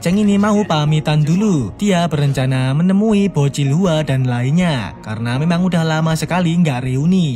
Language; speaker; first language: Indonesian; native; Indonesian